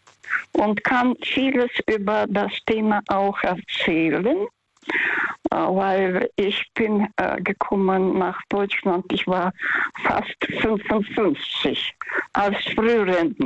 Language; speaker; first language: German; non-native, fluent; Russian